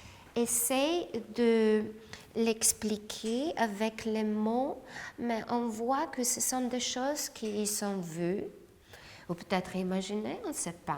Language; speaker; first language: French; non-native, fluent; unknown